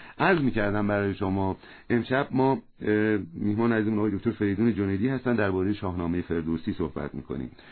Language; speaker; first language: Persian; native; Persian